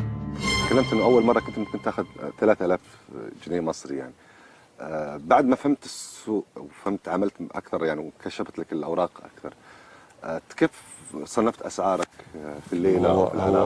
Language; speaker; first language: Arabic; native; Arabic